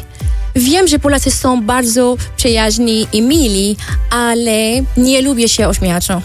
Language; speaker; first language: Polish; non-native, learner; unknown